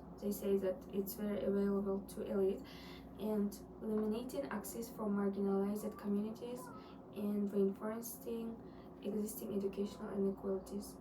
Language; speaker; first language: English; non-native, learner; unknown